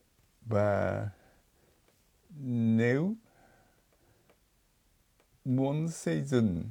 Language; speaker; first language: Vietnamese; non-native, fluent; Japanese